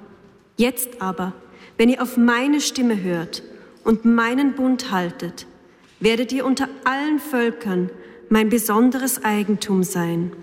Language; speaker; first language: German; native; German